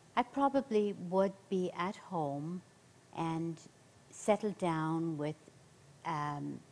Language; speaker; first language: English; native; English